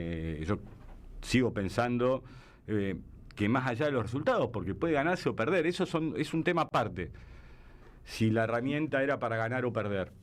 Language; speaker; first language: Spanish; native; Spanish